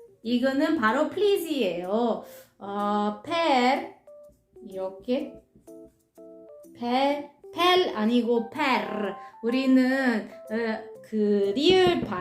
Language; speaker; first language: Korean; non-native, learner; Italian